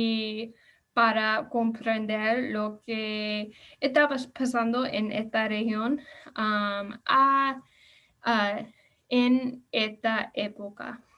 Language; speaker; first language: Spanish; non-native, learner; English